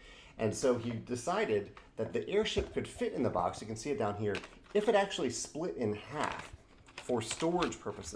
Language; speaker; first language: English; native; English